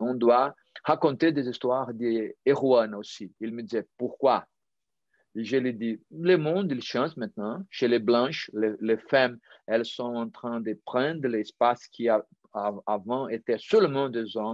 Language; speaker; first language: French; non-native, fluent; Portuguese